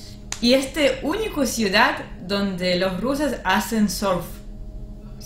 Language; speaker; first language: Spanish; non-native, learner; Russian